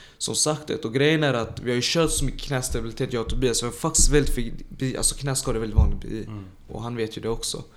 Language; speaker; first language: Swedish; early bilingual, other home language; Tajik